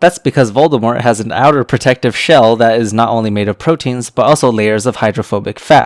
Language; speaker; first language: English; native; English